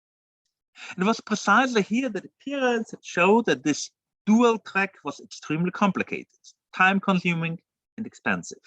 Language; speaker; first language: English; non-native, fluent; German